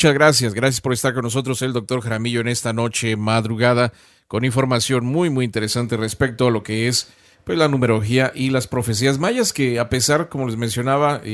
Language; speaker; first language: Spanish; native; Spanish